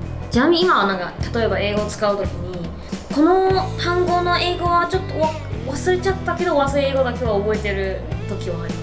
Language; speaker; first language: Japanese; non-native, fluent; Chinese